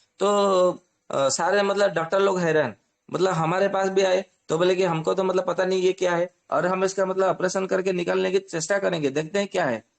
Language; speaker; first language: Hindi; non-native, local second language; Odia